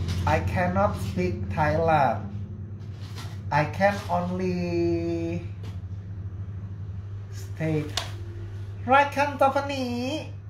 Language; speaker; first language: English; non-native, learner; Indonesian